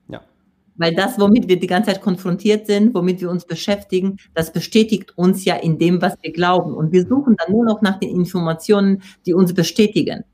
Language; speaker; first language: German; non-native, fluent; Polish